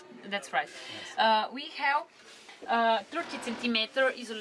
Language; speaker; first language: English; non-native, learner; Slovenian